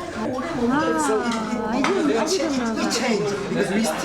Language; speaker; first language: English; non-native, fluent; French